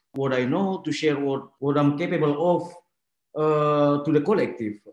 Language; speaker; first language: English; non-native, fluent; Indonesian